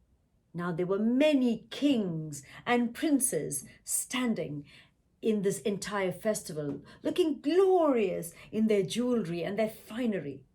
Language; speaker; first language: English; non-native, local second language; Tamil